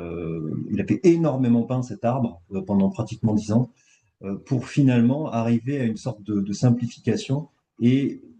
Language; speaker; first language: French; native; French